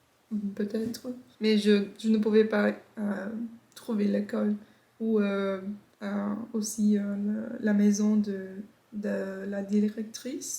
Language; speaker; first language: French; non-native, fluent; English